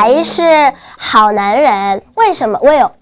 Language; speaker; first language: Chinese; non-native, fluent; Korean